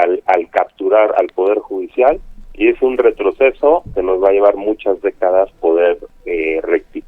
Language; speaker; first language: Spanish; native; Spanish